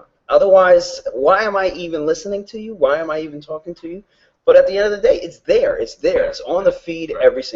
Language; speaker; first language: English; native; English